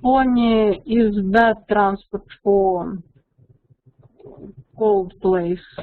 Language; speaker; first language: English; non-native, learner; Russian